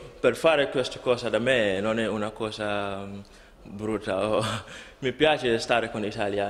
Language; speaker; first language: Italian; non-native, learner; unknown